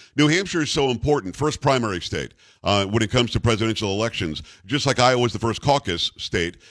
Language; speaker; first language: English; native; English